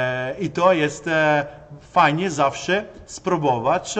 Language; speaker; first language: Polish; non-native, learner; Italian